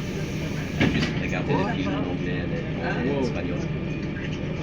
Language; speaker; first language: French; early bilingual, heritage; English